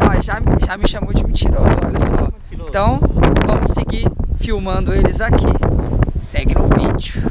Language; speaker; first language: Portuguese; native; Portuguese